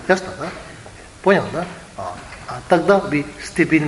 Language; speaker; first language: Russian; non-native, learner; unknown